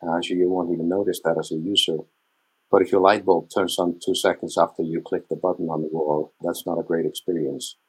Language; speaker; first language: English; non-native, fluent; Icelandic